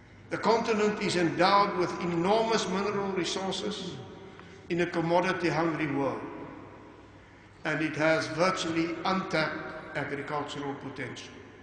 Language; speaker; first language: English; non-native, local second language; Afrikaans